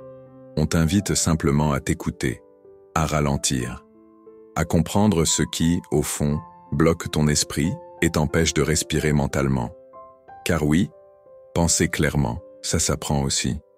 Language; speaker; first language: French; native; French